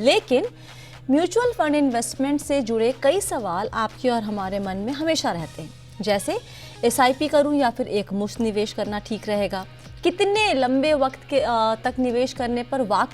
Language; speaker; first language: Hindi; native; Hindi